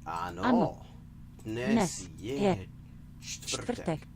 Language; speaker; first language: Czech; non-native, learner; English